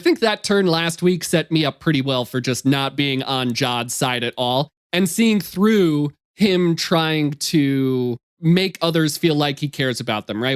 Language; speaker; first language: English; native; English